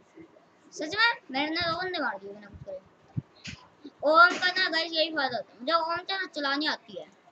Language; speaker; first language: Hindi; native; Hindi